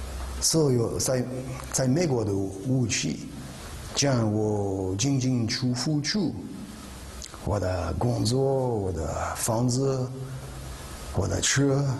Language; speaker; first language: Chinese; non-native, learner; French